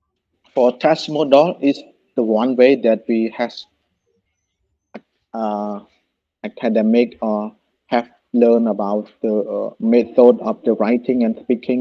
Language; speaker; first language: English; non-native, learner; Khmer